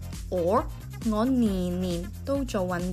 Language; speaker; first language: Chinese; early bilingual, heritage; Cantonese